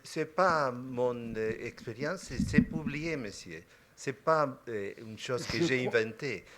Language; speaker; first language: French; non-native, fluent; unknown